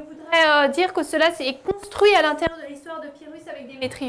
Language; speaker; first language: French; native; French